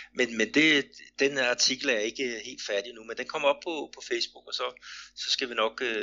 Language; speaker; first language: Danish; native; Danish